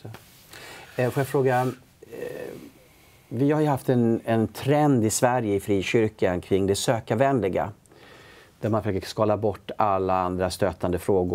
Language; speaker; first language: Swedish; native; Swedish